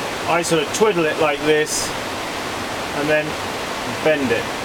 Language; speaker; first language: English; native; English